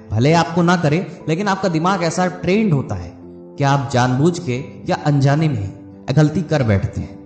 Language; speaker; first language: Hindi; native; Hindi